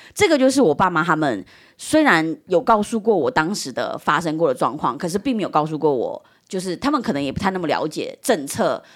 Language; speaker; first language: Chinese; early bilingual, heritage; Chinese